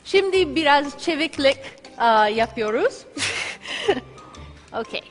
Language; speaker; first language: Turkish; non-native, learner; English